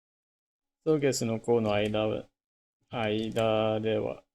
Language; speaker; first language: Japanese; non-native, learner; English